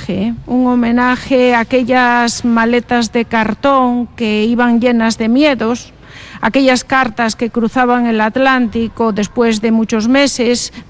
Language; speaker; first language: Spanish; non-native, local second language; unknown